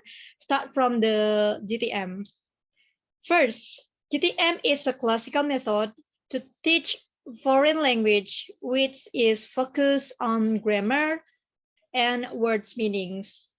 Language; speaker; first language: English; non-native, learner; Indonesian